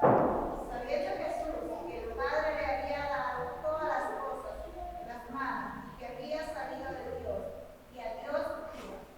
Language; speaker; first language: Spanish; native; Spanish